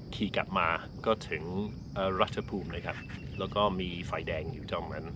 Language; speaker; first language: Thai; non-native, fluent; English